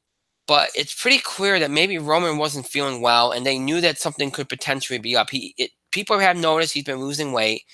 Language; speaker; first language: English; native; English